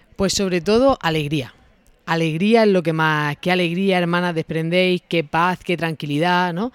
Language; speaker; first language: Spanish; native; Spanish